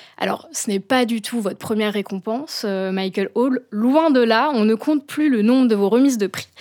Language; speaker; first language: French; native; French